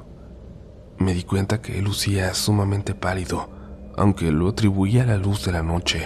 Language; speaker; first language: Spanish; native; Spanish